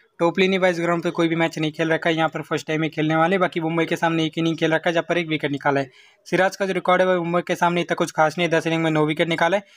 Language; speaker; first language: Hindi; native; Hindi